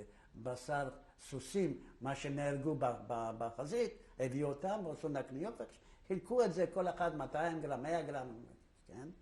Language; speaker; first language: Hebrew; non-native, fluent; Yiddish